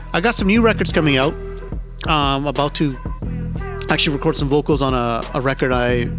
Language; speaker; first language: Punjabi; early bilingual, heritage; Punjabi